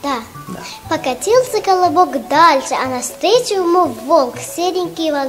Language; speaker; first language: Russian; non-native, local second language; Tajik